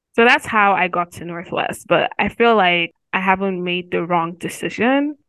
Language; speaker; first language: English; non-native, local second language; Yoruba